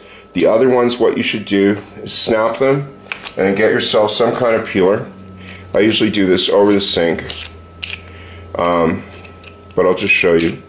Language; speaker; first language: English; native; English